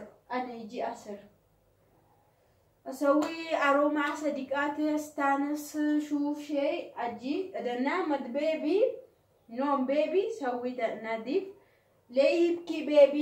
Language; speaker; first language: Arabic; non-native, learner; Oromo